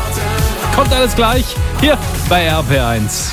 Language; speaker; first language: German; native; German